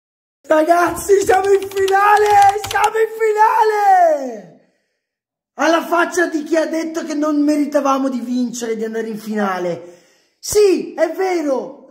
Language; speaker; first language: Italian; native; Italian